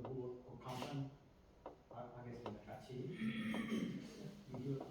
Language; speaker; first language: Korean; non-native, fluent; Hindi